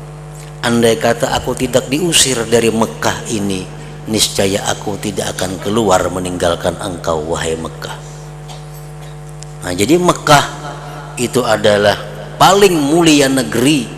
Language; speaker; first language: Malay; non-native, local second language; Banjar